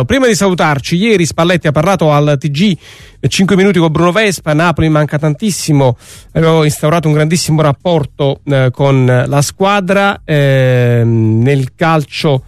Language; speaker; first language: Italian; native; Italian